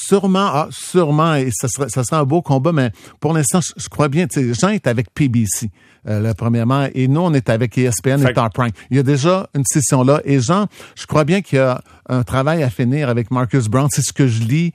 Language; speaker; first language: French; native; French